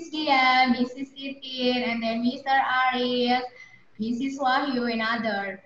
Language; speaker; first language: English; non-native, learner; Indonesian